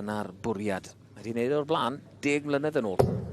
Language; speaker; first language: Welsh; native; Welsh